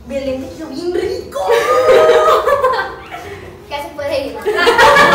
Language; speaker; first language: Spanish; native; Spanish